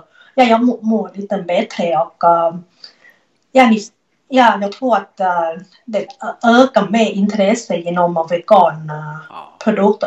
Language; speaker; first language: Swedish; non-native, learner; Thai